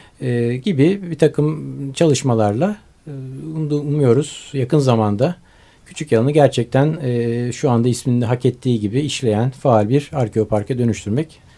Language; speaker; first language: Turkish; native; Turkish